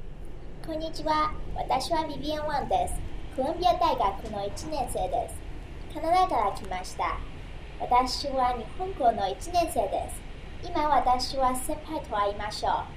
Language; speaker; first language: Japanese; non-native, learner; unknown